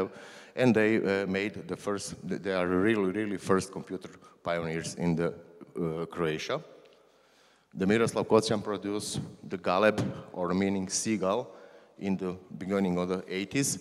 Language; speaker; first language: English; non-native, learner; Croatian